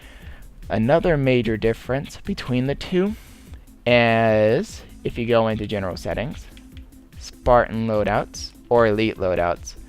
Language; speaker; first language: English; native; English